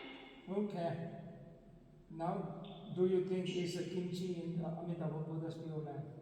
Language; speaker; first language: English; non-native, fluent; Tibetan